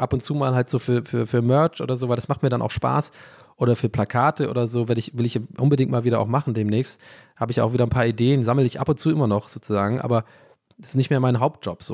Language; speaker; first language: German; native; German